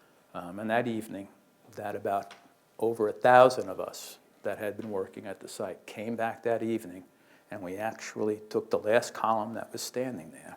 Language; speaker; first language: English; native; English